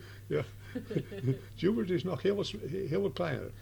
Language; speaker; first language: Dutch; early bilingual, heritage; Dutch